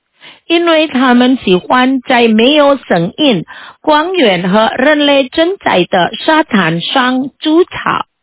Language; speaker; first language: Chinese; non-native, fluent; Indonesian